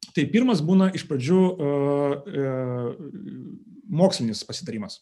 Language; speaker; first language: Lithuanian; non-native, local second language; Russian